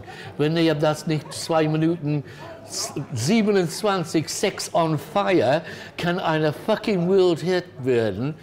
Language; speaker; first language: German; non-native, learner; English